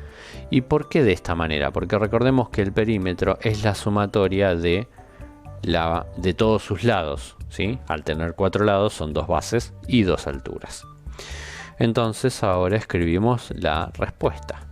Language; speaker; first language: Spanish; native; Spanish